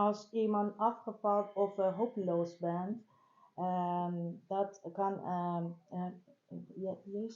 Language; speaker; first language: Dutch; non-native, learner; Persian